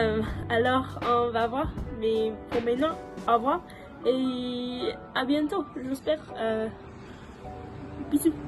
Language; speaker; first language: French; non-native, learner; English